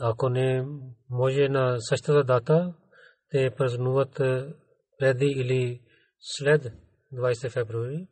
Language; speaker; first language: Bulgarian; non-native, learner; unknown